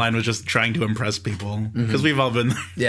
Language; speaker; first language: English; native; English